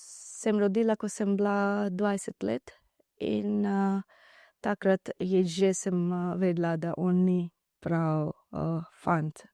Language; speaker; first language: Slovenian; non-native, learner; Divehi